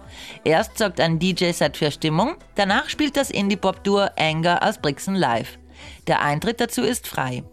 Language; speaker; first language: German; native; German